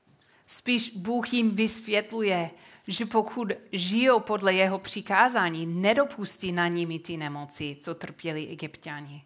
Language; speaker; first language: Czech; non-native, fluent; English